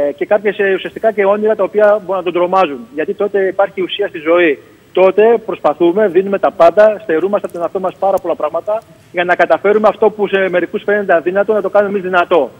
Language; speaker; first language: Greek; native; Greek